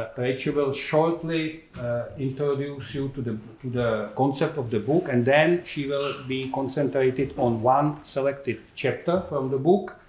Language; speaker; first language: English; non-native, fluent; Czech